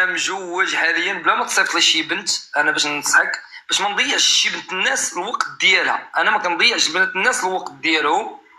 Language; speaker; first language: Arabic; native; Arabic